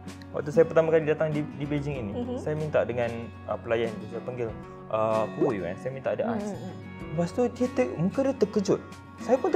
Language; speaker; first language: Malay; native; Malay